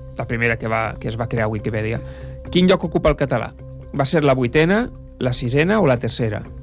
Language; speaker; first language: Catalan; native; Catalan